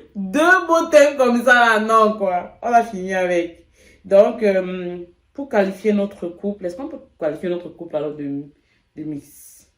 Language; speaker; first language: French; native; French